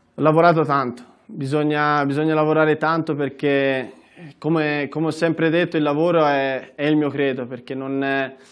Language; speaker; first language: Italian; native; Italian